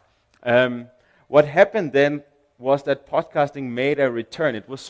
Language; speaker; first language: English; non-native, fluent; Danish